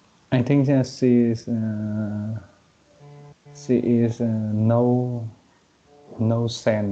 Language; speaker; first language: English; non-native, learner; Vietnamese